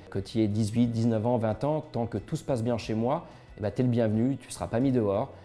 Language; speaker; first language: French; native; French